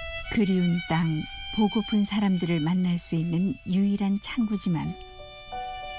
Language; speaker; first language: Korean; native; Korean